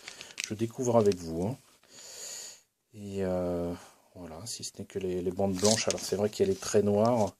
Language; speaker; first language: French; native; French